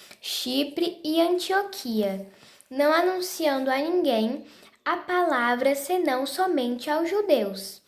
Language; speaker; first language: Portuguese; native; Portuguese